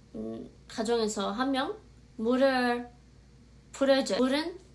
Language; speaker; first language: Korean; non-native, fluent; Azerbaijani